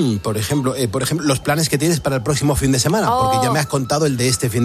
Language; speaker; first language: Spanish; native; Spanish